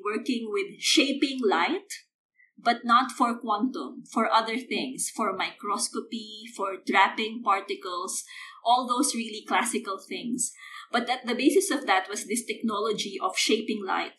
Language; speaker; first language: English; non-native, local second language; Filipino